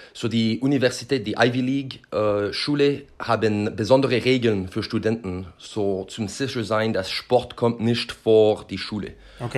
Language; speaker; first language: German; non-native, learner; French